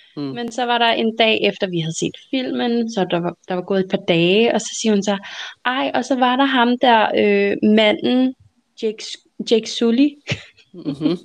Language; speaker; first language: Danish; native; Danish